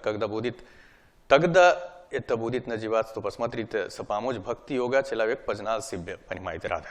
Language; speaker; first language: Russian; non-native, learner; Hindi